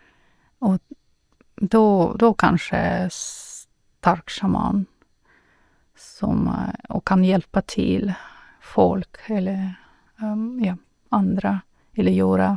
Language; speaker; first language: Swedish; non-native, learner; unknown